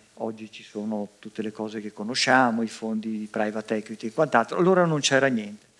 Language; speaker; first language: Italian; native; Italian